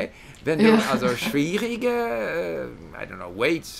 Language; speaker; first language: German; non-native, learner; English